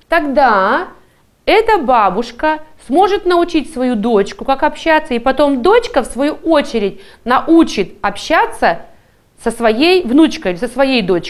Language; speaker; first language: Russian; native; Russian